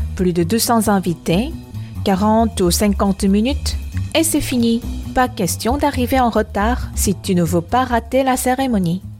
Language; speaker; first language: French; non-native, fluent; Korean